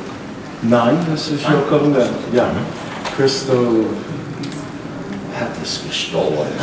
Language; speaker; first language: German; non-native, learner; English